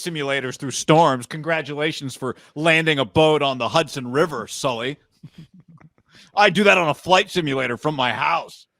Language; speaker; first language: English; native; English